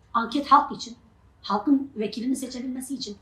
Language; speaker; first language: Turkish; non-native, local second language; Arabic